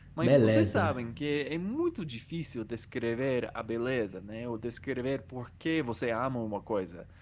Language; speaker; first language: Portuguese; non-native, fluent; English